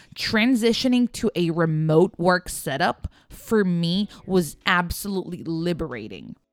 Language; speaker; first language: English; non-native, fluent; Hebrew